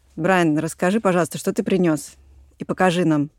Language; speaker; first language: Russian; native; Russian